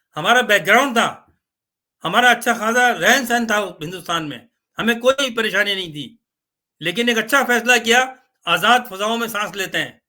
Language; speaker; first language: Urdu; native; Urdu